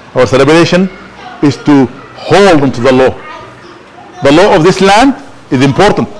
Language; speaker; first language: English; non-native, fluent; Arabic